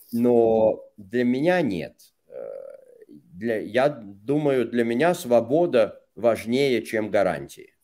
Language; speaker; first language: Russian; native; Russian